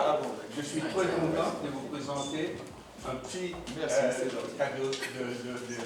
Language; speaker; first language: French; non-native, local second language; Morisyen